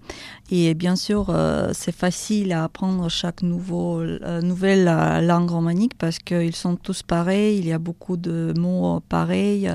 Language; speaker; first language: French; non-native, fluent; Russian